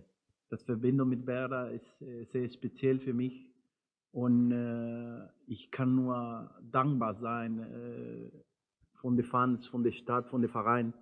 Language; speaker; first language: German; non-native, fluent; Spanish